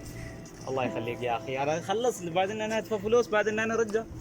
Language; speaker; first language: Arabic; non-native, learner; Malayalam